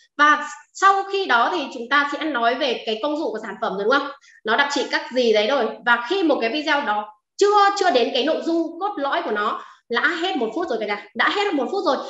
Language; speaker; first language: Vietnamese; non-native, local second language; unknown